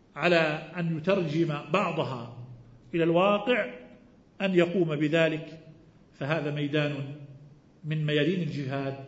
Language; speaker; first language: Arabic; native; Arabic